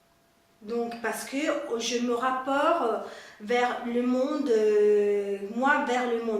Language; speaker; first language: French; non-native, fluent; Spanish